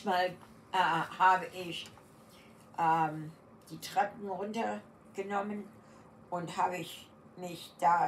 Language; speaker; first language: German; early bilingual, heritage; German